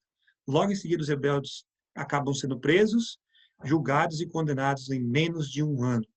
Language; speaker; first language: Portuguese; native; Portuguese